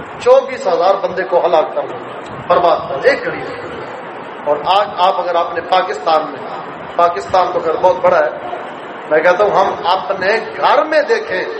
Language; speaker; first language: Urdu; non-native, local second language; Punjabi